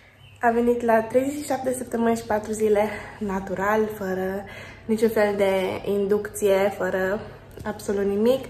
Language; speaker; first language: Romanian; native; Romanian